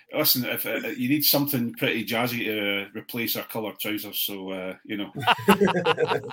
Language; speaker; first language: English; native; English